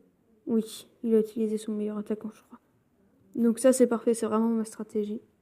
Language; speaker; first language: French; native; French